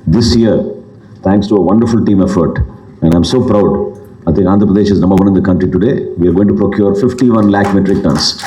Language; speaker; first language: English; non-native, local second language; Telugu